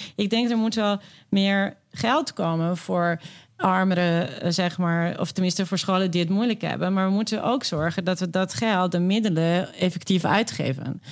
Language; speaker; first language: Dutch; early bilingual, other home language; Serbian